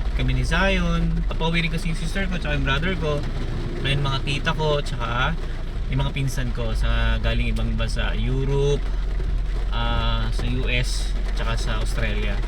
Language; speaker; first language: Filipino; native; Filipino